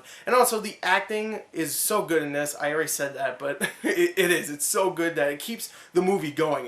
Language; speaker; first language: English; native; English